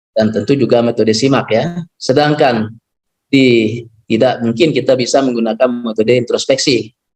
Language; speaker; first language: Indonesian; non-native, local second language; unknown